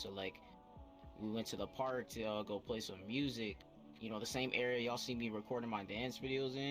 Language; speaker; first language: English; native; English